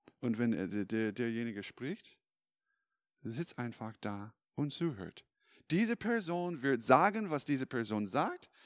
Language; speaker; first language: German; non-native, fluent; English